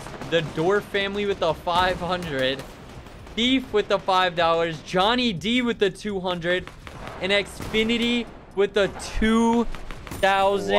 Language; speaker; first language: English; native; English